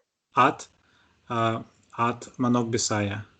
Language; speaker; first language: Filipino; non-native, learner; Russian